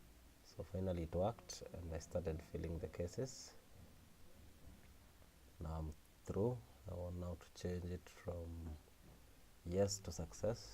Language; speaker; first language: English; non-native, local second language; Swahili